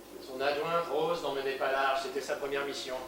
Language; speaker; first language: French; native; French